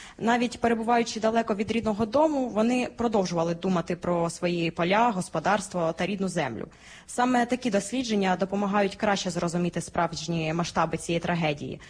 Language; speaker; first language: Ukrainian; native; Ukrainian